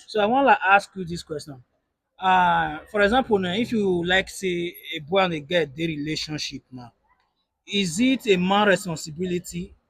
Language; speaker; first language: Nigerian Pidgin; native; Nigerian Pidgin